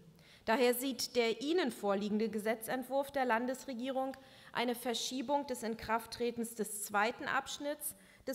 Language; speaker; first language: German; native; German